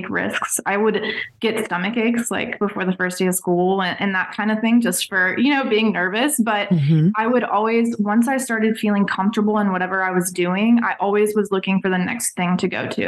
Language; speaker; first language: English; native; English